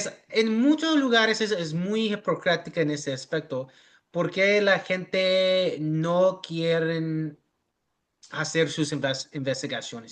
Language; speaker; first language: Spanish; early bilingual, heritage; English